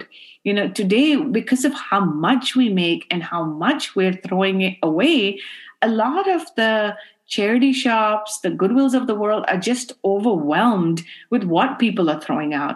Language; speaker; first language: English; non-native, local second language; Urdu